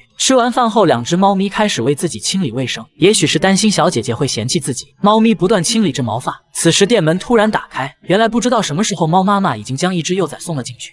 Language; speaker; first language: Chinese; native; Chinese